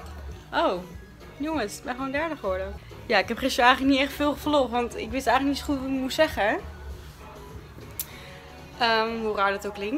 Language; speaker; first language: Dutch; native; Dutch